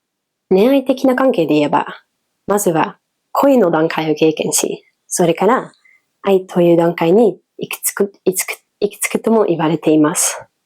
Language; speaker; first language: Japanese; non-native, fluent; Dutch